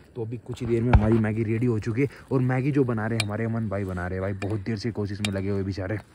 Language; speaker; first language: Hindi; native; Hindi